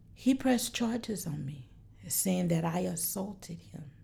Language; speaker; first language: English; native; English